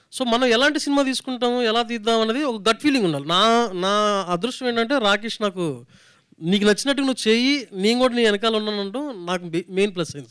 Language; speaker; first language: Telugu; native; Telugu